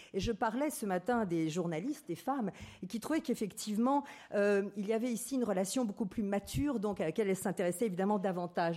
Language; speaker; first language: French; native; French